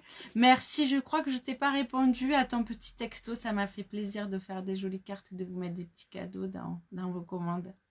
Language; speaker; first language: French; native; French